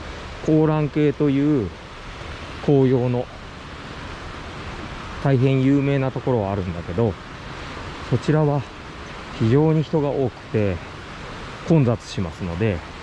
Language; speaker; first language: Japanese; native; Japanese